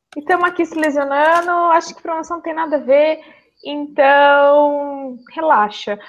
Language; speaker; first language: Portuguese; native; Portuguese